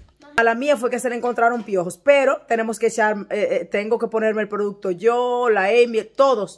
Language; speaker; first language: Spanish; native; Spanish